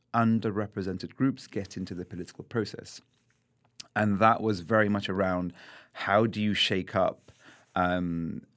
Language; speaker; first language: English; native; English